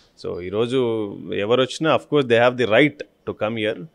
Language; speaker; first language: English; non-native, local second language; Telugu